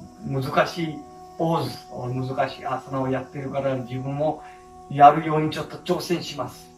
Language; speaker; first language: Japanese; non-native, fluent; Hindi